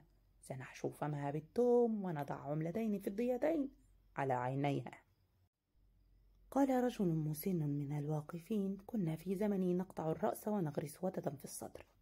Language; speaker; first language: Arabic; native; Arabic